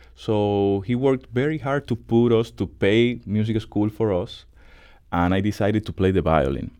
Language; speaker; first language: English; non-native, fluent; Spanish